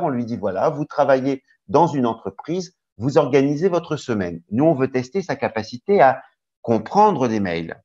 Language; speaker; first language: French; native; French